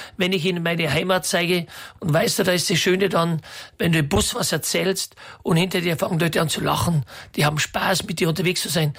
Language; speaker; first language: German; native; German